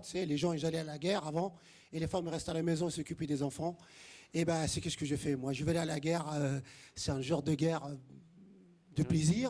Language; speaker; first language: French; non-native, local second language; Arabic